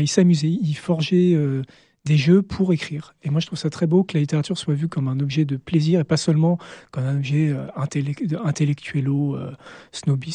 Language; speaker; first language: French; native; French